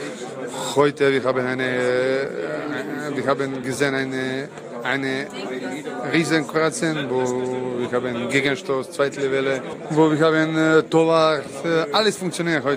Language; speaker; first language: German; non-native, learner; Croatian